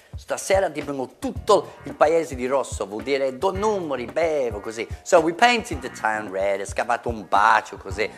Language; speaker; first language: Italian; non-native, fluent; English